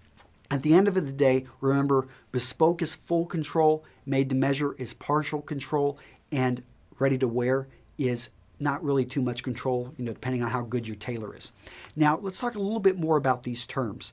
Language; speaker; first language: English; native; English